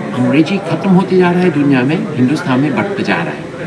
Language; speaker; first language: Hindi; non-native, fluent; English